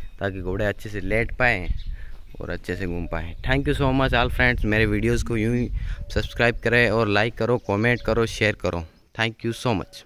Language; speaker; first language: Hindi; native; Hindi